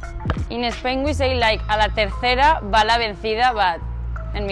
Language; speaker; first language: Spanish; native; Spanish